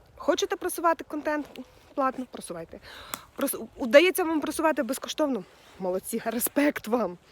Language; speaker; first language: Ukrainian; non-native, local second language; Russian